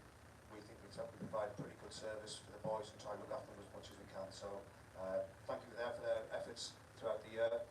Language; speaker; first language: English; native; English